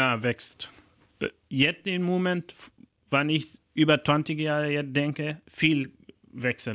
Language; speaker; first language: German; non-native, learner; Fula